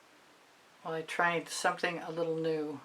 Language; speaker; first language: English; native; English